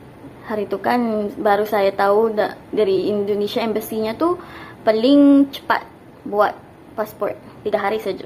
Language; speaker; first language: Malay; non-native, fluent; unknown